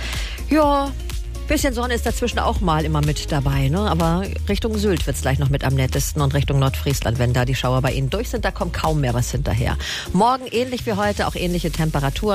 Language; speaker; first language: German; native; German